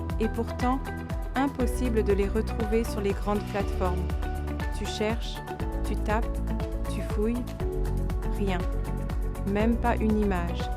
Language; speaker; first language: French; non-native, fluent; Chinese